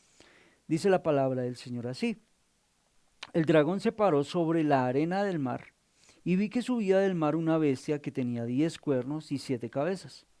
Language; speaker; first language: Spanish; native; Spanish